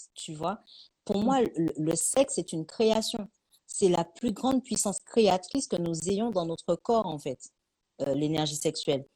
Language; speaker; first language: French; native; French